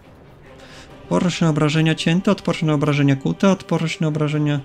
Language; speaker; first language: Polish; native; Polish